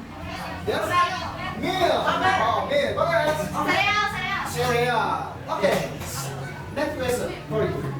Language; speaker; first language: English; non-native, learner; Indonesian